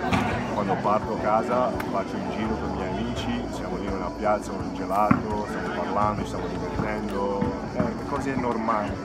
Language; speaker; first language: Italian; early bilingual, other home language; English